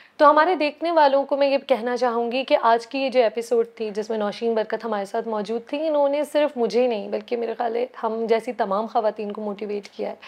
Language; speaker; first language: Urdu; native; Urdu